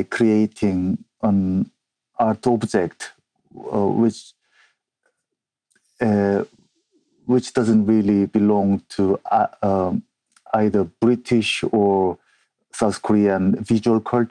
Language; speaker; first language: English; non-native, fluent; Korean